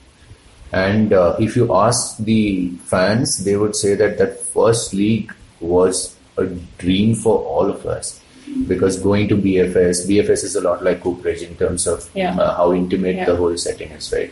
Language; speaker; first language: English; non-native, local second language; Malayalam